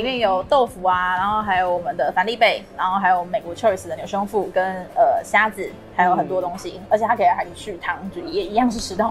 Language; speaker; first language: Chinese; native; Chinese